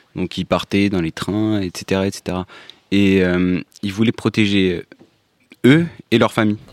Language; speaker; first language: French; native; French